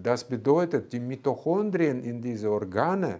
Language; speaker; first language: German; non-native, fluent; Russian